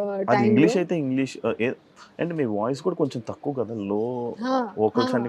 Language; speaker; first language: Telugu; native; Telugu